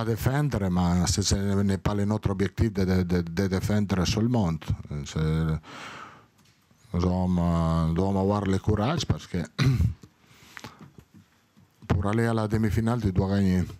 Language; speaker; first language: French; non-native, learner; Italian